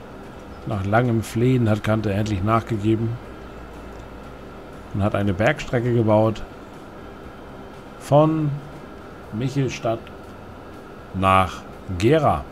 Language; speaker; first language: German; native; German